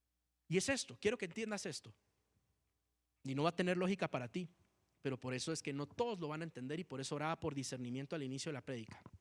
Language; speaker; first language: Spanish; native; Spanish